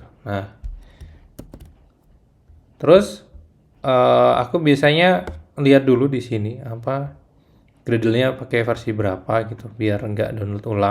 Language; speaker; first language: Indonesian; native; Indonesian